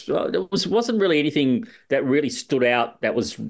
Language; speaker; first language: English; native; English